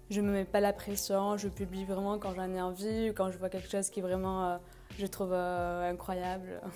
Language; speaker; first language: French; non-native, fluent; Spanish